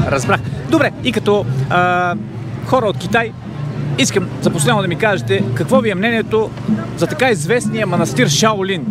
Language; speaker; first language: Bulgarian; native; Bulgarian